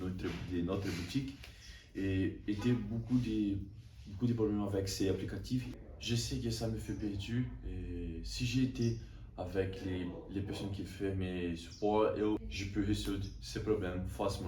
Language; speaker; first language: French; non-native, learner; Portuguese